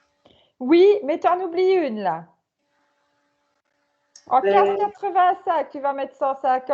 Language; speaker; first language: French; native; French